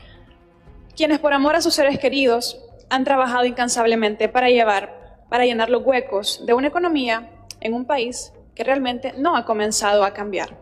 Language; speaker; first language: Spanish; native; Spanish